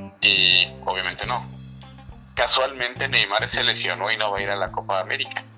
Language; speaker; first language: Spanish; native; Spanish